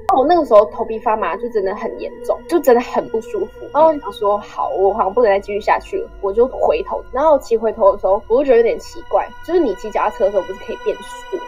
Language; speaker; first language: Chinese; native; Chinese